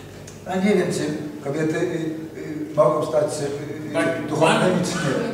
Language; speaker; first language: Polish; native; Polish